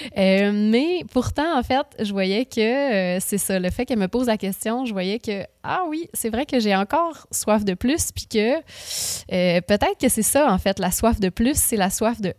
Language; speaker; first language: French; native; French